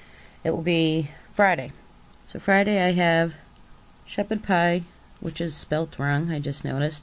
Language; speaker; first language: English; native; English